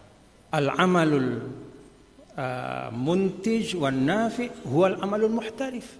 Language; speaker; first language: Arabic; non-native, fluent; Sasak